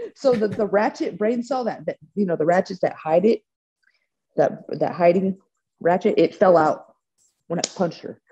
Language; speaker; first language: English; native; English